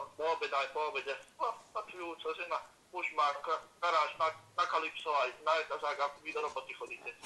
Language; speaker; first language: Slovak; non-native, fluent; Hungarian